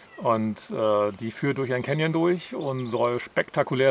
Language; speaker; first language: German; native; German